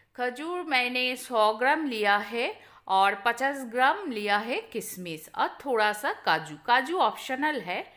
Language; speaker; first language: Hindi; non-native, local second language; Bangla